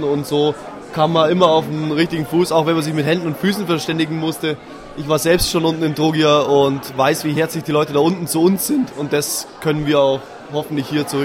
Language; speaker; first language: German; native; German